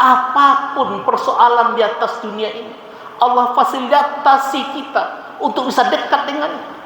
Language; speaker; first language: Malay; non-native, local second language; Minangkabau